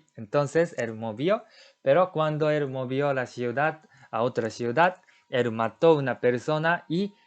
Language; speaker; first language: Spanish; non-native, learner; Japanese